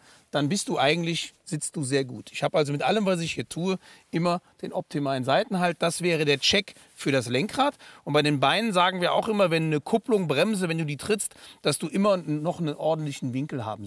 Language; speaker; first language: German; native; German